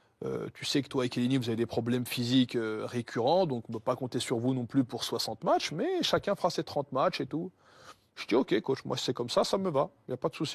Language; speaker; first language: French; native; French